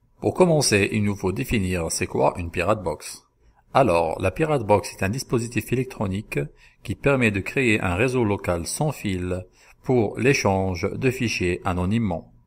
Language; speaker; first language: French; non-native, local second language; Arabic